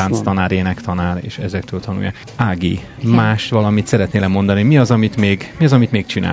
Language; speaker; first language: Hungarian; native; Hungarian